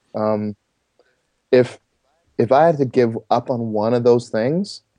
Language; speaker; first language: English; native; English